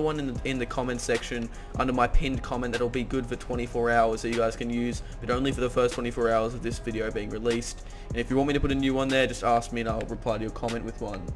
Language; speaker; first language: English; native; English